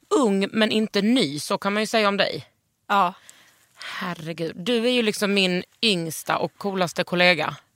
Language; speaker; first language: Swedish; native; Swedish